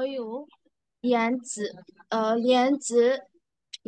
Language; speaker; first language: Chinese; non-native, learner; Burmese